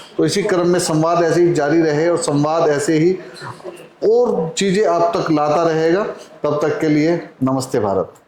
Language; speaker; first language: Hindi; native; Hindi